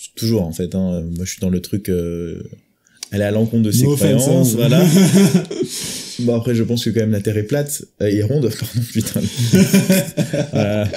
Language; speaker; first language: French; native; French